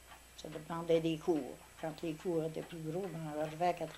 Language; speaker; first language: French; native; French